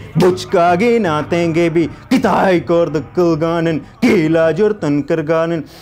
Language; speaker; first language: Kyrgyz; non-native, learner; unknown